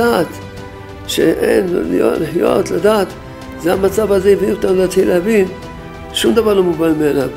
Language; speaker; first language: Hebrew; non-native, fluent; French